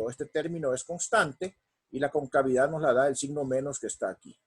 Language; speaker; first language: Spanish; native; Spanish